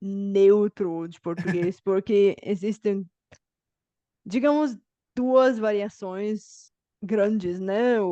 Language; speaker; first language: Portuguese; non-native, fluent; Bulgarian